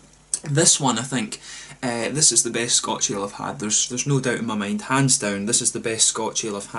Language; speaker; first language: English; native; English